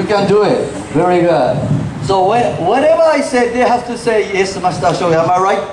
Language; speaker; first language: English; non-native, fluent; Japanese